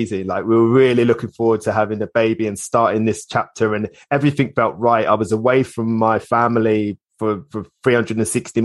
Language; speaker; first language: English; native; English